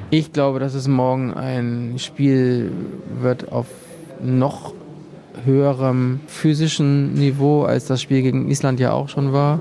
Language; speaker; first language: German; native; German